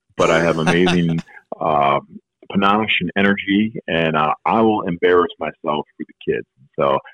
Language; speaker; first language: English; native; English